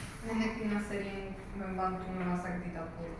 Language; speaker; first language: Indonesian; non-native, learner; Polish